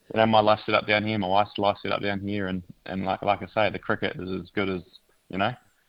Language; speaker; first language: English; native; English